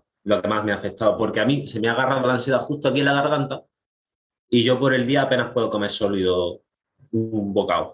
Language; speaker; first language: Spanish; native; Spanish